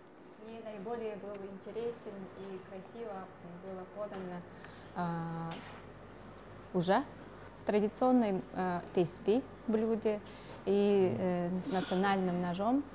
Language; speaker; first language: Russian; non-native, local second language; Tuvinian